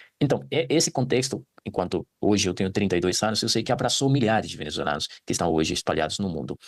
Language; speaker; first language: Portuguese; non-native, fluent; Spanish